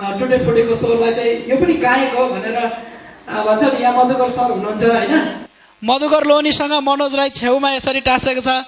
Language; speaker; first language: Nepali; native; Nepali